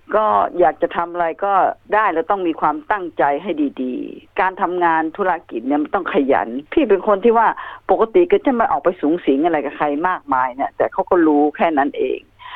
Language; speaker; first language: Thai; native; Thai